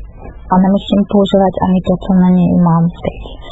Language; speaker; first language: Czech; non-native, fluent; Russian